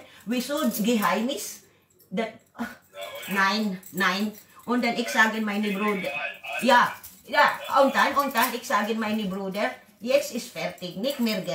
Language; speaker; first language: German; non-native, learner; Waray